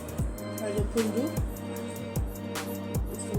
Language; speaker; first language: English; non-native, fluent; French